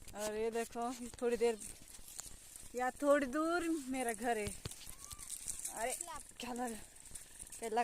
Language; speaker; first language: Hindi; non-native, local second language; Marathi